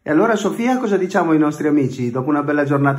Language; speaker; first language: Italian; native; Italian